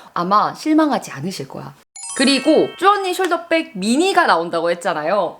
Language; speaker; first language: Korean; native; Korean